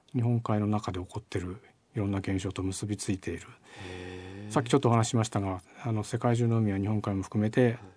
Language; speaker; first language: Japanese; native; Japanese